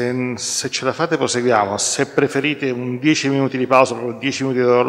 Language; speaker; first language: Italian; native; Italian